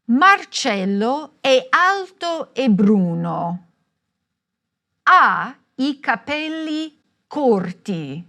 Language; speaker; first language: Italian; non-native, fluent; English